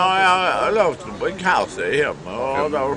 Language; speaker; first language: Swedish; native; Swedish